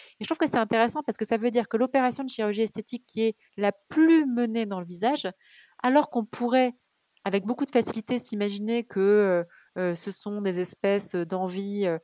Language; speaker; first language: French; early bilingual, other home language; Arabic